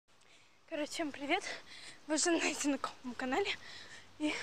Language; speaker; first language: Russian; native; Russian